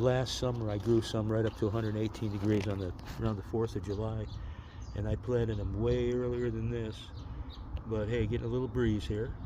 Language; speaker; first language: English; native; English